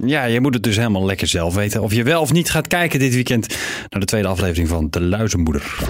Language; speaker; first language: Dutch; native; Dutch